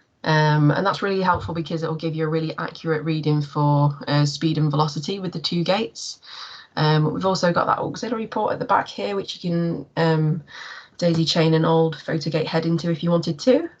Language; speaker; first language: English; native; English